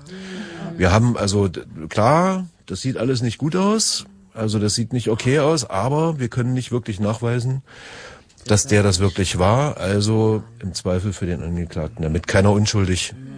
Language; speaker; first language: German; native; German